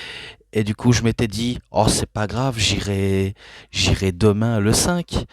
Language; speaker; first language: French; native; French